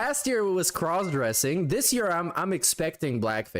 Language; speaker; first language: English; native; English